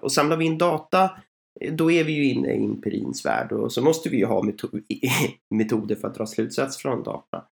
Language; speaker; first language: Swedish; native; Swedish